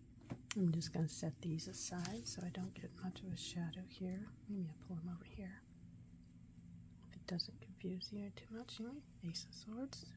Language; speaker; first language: English; native; English